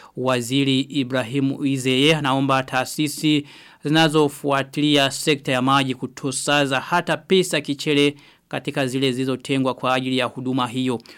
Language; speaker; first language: Swahili; non-native, local second language; Rundi